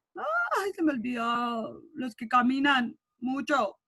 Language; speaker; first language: Spanish; native; Spanish